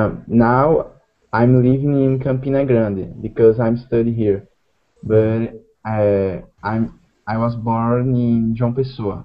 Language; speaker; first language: English; non-native, learner; Portuguese